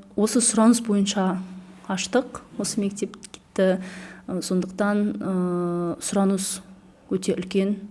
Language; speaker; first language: Kazakh; non-native, local second language; Chechen